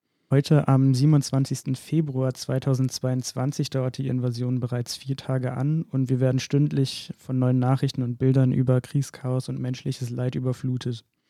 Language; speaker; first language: German; native; German